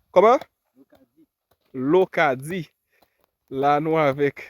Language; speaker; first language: Haitian Creole; native; Haitian Creole